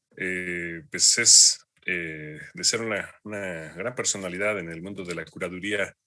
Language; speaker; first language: Spanish; native; Spanish